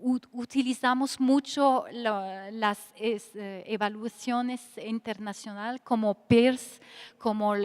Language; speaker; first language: Spanish; non-native, fluent; French